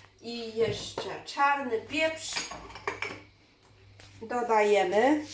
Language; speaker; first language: Polish; non-native, learner; Chinese